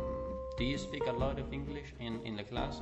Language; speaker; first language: English; non-native, fluent; Spanish